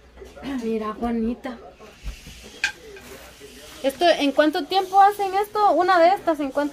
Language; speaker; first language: Spanish; native; Spanish